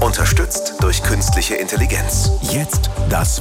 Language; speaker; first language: German; native; German